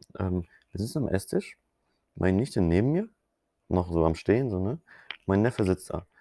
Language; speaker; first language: German; early bilingual, other home language; Polish